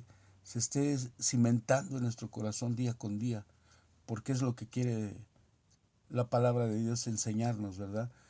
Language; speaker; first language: Spanish; native; Spanish